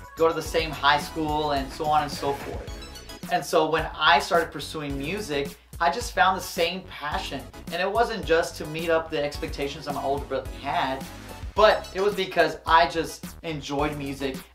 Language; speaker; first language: English; native; English